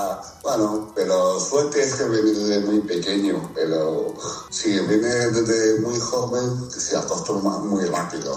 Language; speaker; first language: Spanish; non-native, fluent; Chinese